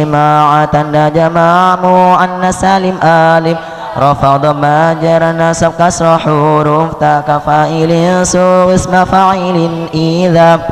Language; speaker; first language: Arabic; non-native, learner; Javanese